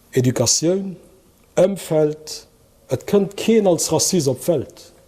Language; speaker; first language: Luxembourgish; early bilingual, other home language; Kabuverdianu